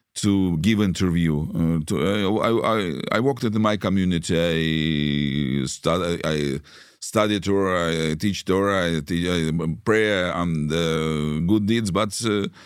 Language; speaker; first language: English; non-native, learner; Russian